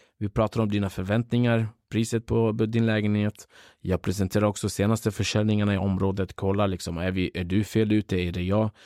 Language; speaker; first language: Swedish; early bilingual, other home language; Central Kurdish